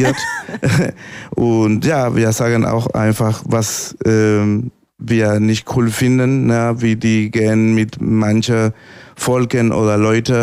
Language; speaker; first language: German; non-native, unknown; Spanish